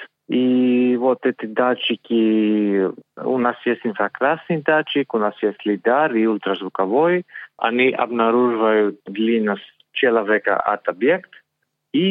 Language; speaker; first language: Russian; non-native, learner; Greek